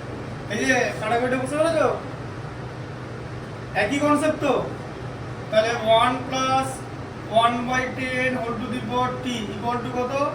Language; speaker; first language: Bangla; native; Bangla